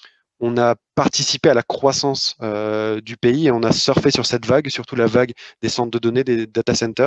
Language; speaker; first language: French; native; French